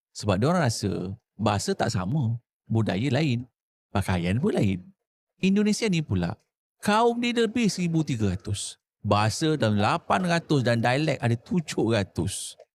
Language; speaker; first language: Malay; native; Malay